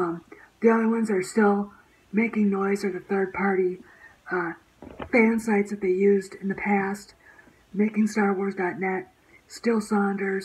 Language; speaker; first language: English; native; English